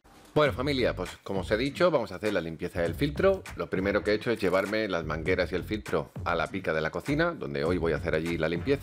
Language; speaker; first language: Spanish; native; Spanish